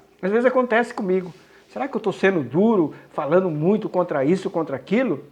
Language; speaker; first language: Portuguese; native; Portuguese